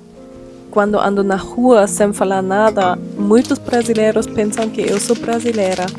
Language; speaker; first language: Portuguese; non-native, fluent; German